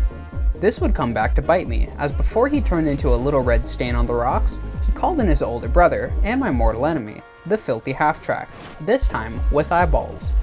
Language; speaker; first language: English; native; English